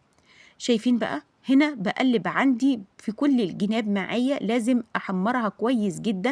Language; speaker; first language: Arabic; native; Arabic